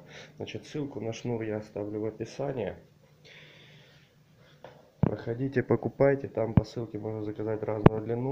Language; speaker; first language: Russian; native; Russian